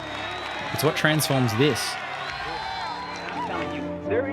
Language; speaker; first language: English; native; English